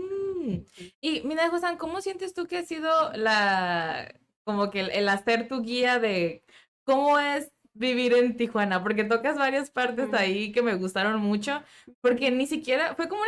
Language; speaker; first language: Spanish; native; Spanish